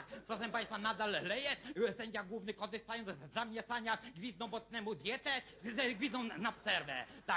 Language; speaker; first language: Polish; native; Polish